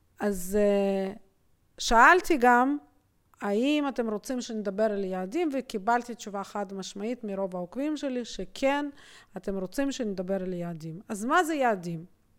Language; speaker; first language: Hebrew; native; Hebrew